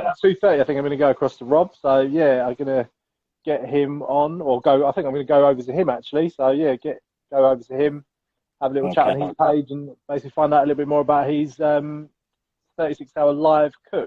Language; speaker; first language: English; native; English